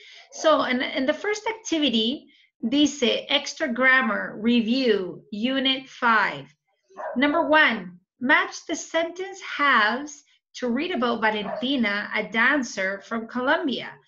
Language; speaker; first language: English; non-native, fluent; Spanish